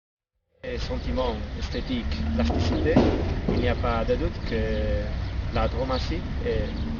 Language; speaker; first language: French; non-native, learner; Spanish